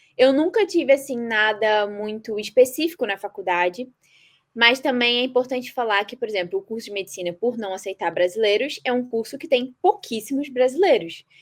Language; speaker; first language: Portuguese; native; Portuguese